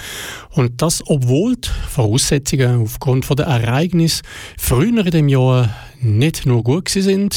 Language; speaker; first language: German; native; German